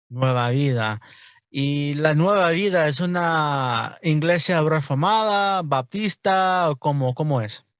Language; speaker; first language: Spanish; non-native, learner; English